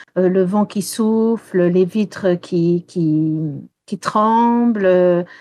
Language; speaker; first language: French; early bilingual, heritage; French